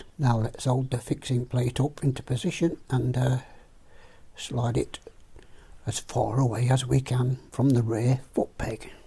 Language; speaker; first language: English; native; English